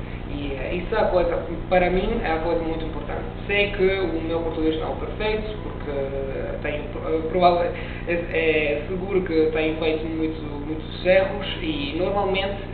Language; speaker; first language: Portuguese; non-native, learner; Italian